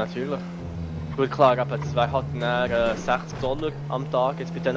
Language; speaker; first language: German; native; German